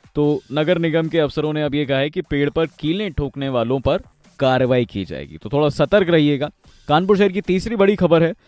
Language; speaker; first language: Hindi; native; Hindi